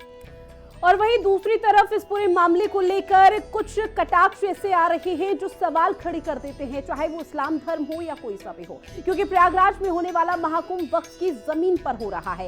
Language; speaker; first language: Hindi; native; Hindi